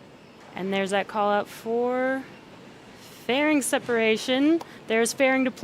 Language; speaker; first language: English; native; English